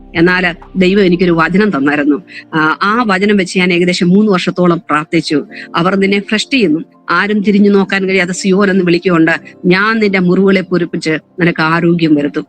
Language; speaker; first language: Malayalam; native; Malayalam